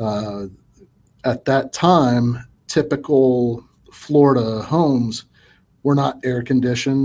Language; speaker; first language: English; native; English